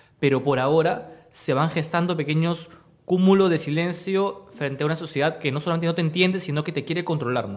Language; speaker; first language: Spanish; native; Spanish